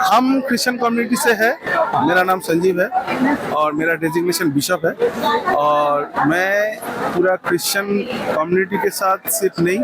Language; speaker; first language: Hindi; non-native, local second language; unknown